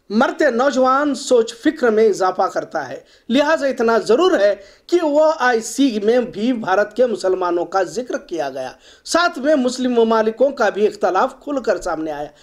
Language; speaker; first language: Urdu; native; Urdu